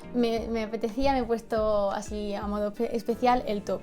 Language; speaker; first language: Spanish; native; Spanish